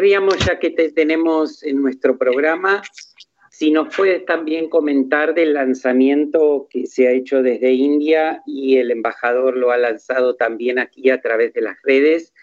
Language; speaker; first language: Spanish; native; Spanish